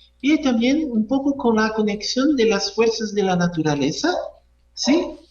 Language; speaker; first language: Spanish; non-native, learner; Portuguese